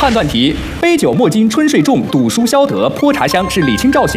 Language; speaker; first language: Chinese; native; Chinese